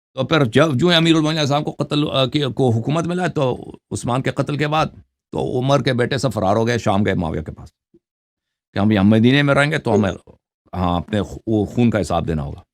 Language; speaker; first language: Urdu; non-native, fluent; Persian